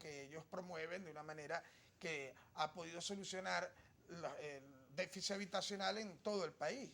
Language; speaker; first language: Spanish; native; Spanish